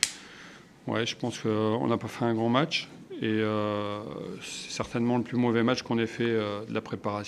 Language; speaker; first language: French; native; French